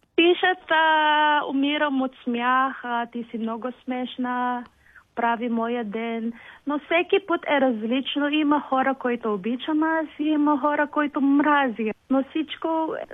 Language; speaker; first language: Bulgarian; non-native, learner; Filipino